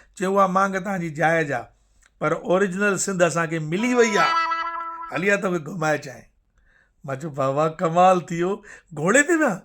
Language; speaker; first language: Sindhi; native; Sindhi